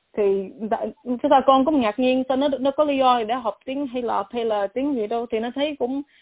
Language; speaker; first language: Vietnamese; early bilingual, heritage; Vietnamese